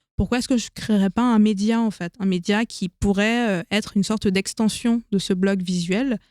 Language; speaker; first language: French; native; French